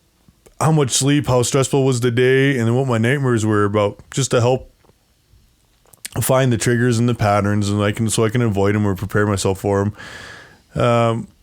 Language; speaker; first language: English; native; English